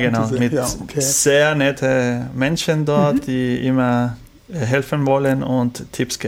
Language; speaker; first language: German; non-native, learner; Spanish